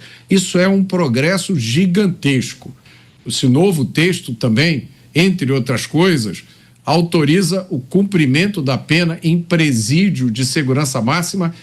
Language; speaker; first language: Portuguese; native; Portuguese